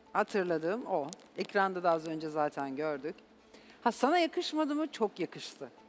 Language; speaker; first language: Turkish; native; Turkish